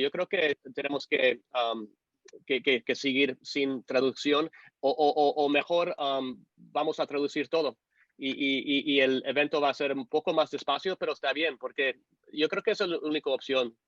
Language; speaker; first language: Spanish; non-native, fluent; English